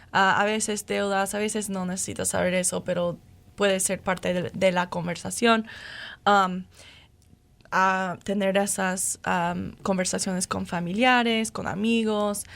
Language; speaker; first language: Spanish; non-native, fluent; English